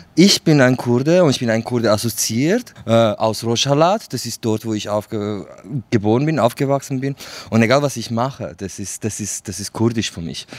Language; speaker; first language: German; non-native, fluent; Kurdish